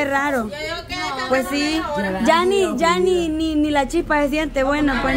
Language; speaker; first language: Spanish; native; Spanish